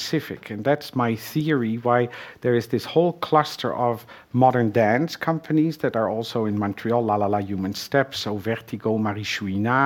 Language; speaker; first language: English; non-native, fluent; Dutch